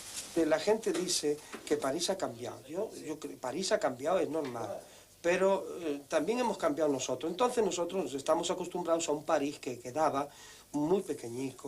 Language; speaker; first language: Spanish; native; Spanish